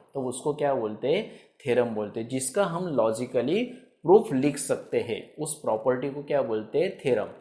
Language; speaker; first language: Hindi; non-native, local second language; Marathi